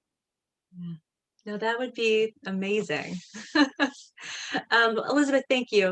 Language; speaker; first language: English; native; English